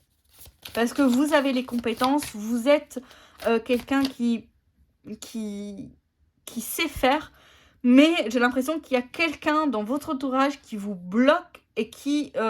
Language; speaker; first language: French; native; French